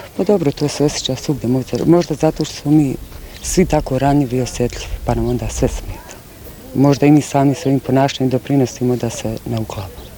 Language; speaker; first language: Serbian; native; Serbian